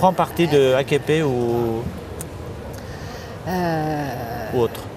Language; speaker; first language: French; non-native, fluent; Kurdish